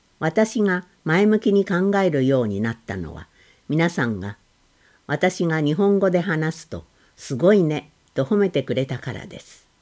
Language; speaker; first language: Japanese; non-native, fluent; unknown